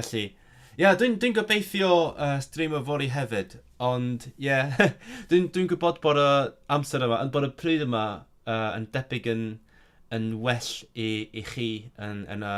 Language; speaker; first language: Welsh; non-native, learner; Cantonese